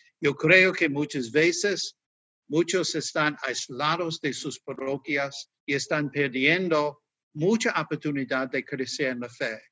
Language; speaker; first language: Spanish; non-native, fluent; English